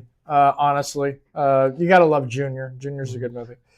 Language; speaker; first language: English; native; English